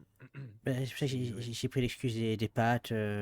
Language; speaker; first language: French; native; French